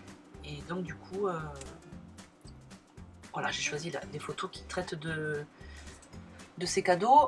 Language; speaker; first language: French; native; French